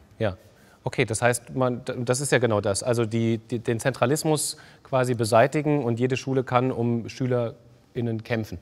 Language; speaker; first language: German; native; German